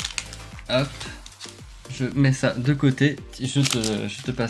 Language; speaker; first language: French; native; French